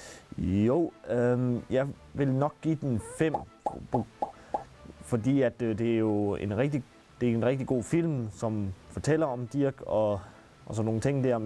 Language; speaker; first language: Danish; native; Danish